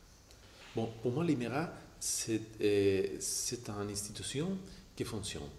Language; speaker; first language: French; non-native, fluent; Spanish